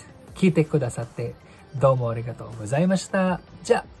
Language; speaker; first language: Japanese; non-native, learner; Filipino